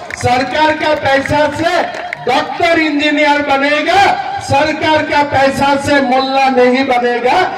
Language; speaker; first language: Hindi; non-native, local second language; Assamese